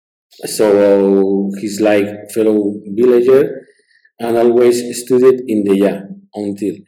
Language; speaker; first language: English; non-native, learner; Spanish